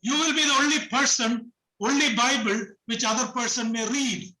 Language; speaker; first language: English; non-native, local second language; Malayalam